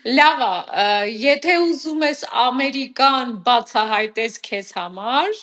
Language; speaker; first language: Armenian; native; Armenian